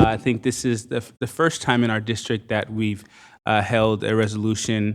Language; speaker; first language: English; native; English